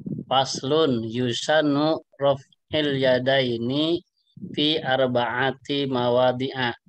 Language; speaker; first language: Arabic; non-native, learner; Indonesian